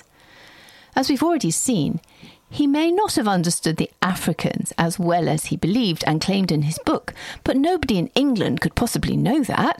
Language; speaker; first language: English; native; English